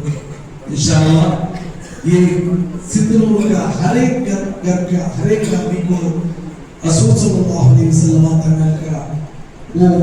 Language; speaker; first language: Hindi; non-native, local second language; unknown